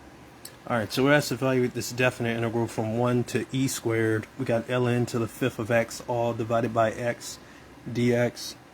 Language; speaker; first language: English; native; English